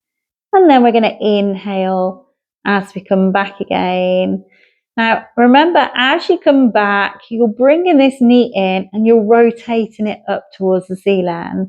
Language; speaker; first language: English; native; English